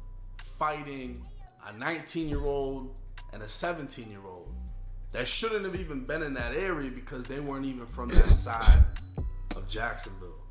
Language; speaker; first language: English; native; English